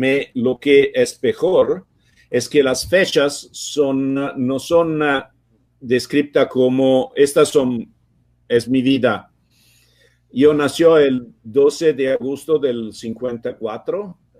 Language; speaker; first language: Spanish; non-native, fluent; Italian